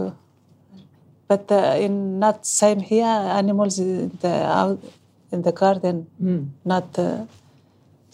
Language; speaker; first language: English; non-native, learner; Hazaragi